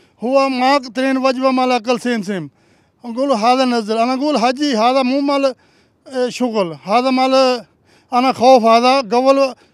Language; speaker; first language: Arabic; non-native, learner; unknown